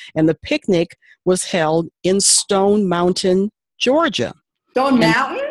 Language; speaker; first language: English; native; English